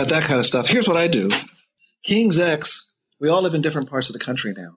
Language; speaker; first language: English; native; English